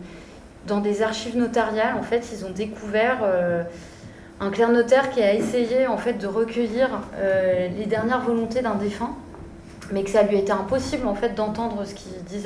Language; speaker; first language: French; native; French